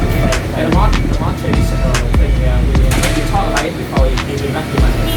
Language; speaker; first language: English; non-native, fluent; Vietnamese